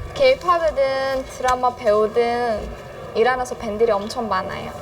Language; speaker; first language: Korean; non-native, fluent; Persian